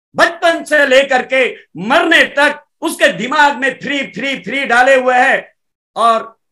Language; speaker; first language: Hindi; native; Hindi